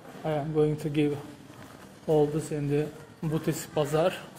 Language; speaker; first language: English; non-native, learner; Turkish